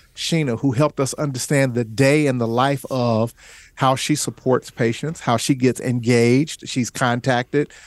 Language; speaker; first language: English; native; English